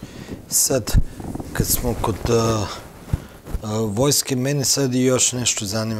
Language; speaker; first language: Croatian; native; Croatian